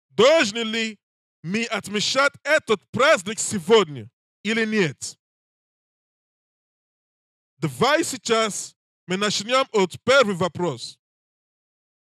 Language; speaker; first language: Russian; non-native, learner; English